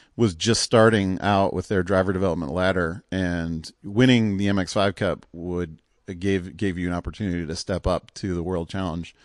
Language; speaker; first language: English; native; English